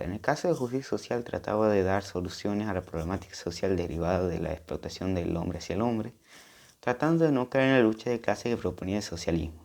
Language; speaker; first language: Spanish; native; Spanish